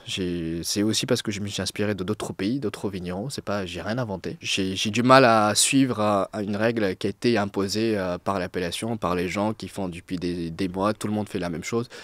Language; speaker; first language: French; non-native, fluent; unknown